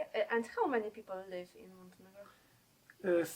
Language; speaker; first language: English; non-native, learner; Polish